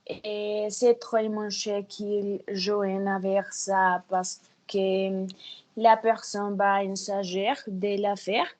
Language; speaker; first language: French; non-native, learner; Spanish